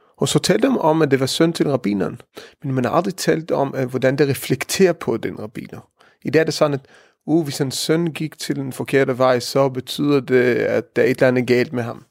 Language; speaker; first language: Danish; early bilingual, heritage; Danish